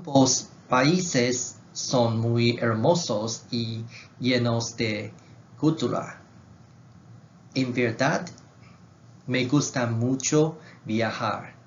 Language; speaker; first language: Spanish; non-native, learner; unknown